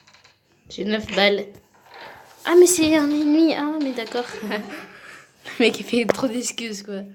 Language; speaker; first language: French; native; French